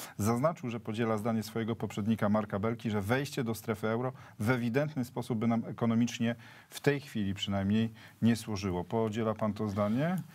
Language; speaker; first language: Polish; native; Polish